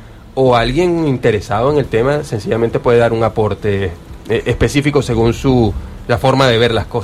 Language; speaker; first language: Spanish; native; Spanish